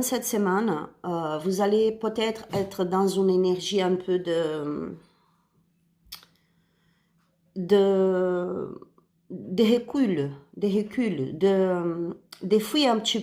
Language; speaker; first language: French; non-native, learner; Spanish